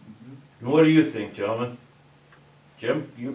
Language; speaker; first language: English; native; English